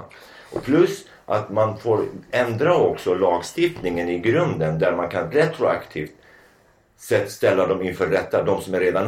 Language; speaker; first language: Swedish; non-native, fluent; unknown